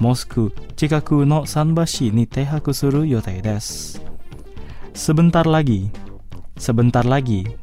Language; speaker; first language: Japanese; non-native, fluent; Indonesian